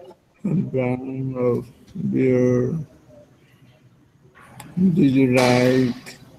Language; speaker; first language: English; non-native, learner; Spanish